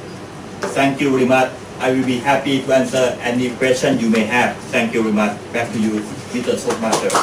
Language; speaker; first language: English; non-native, learner; Thai